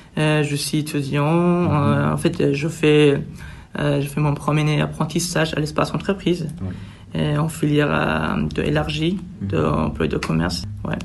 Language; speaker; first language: French; non-native, fluent; Persian